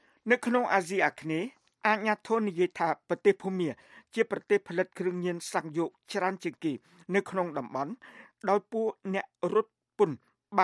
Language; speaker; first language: Khmer; native; Khmer